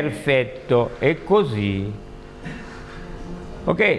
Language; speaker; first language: Italian; non-native, learner; Russian